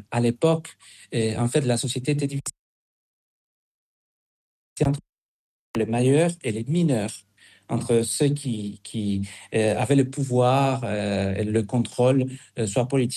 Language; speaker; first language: French; non-native, fluent; Spanish